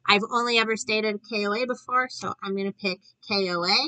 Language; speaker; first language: English; native; English